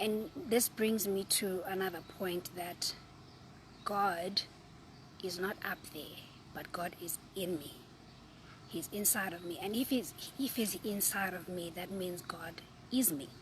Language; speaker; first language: English; non-native, local second language; Zulu